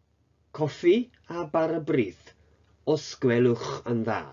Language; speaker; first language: Welsh; non-native, fluent; Japanese